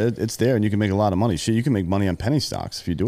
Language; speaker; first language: English; native; English